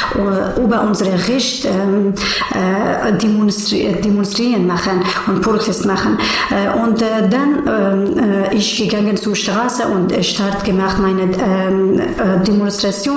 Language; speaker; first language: German; non-native, learner; Persian